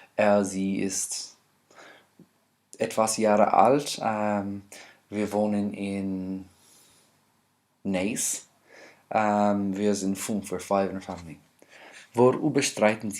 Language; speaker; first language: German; non-native, fluent; English